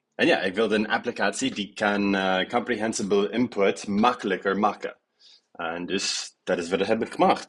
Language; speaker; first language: Dutch; non-native, fluent; English